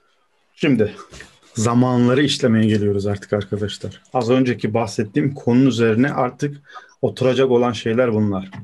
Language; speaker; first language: Turkish; native; Turkish